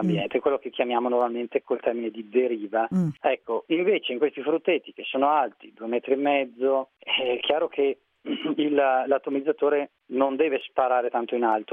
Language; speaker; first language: Italian; native; Italian